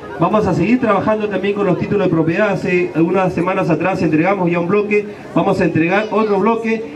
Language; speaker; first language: Spanish; native; Spanish